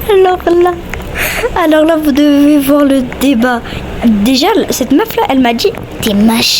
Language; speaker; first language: French; native; French